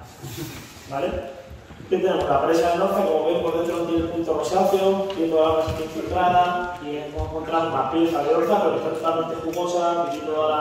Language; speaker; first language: Spanish; native; Spanish